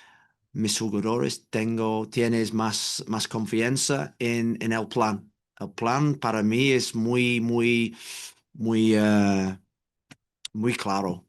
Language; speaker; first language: Spanish; non-native, learner; English